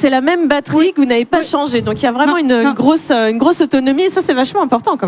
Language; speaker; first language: French; native; French